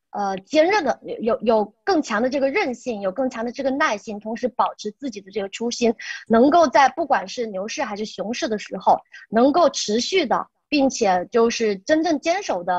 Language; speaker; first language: Chinese; native; Chinese